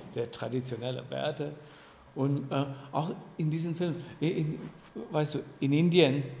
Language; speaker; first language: German; non-native, fluent; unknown